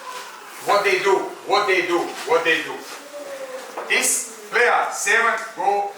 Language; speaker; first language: English; non-native, fluent; Indonesian